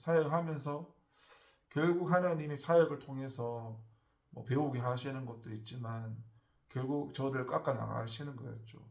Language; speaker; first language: Korean; native; Korean